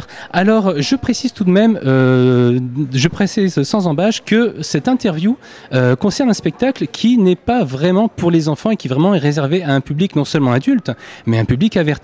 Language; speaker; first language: French; native; French